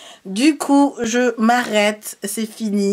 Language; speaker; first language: French; native; French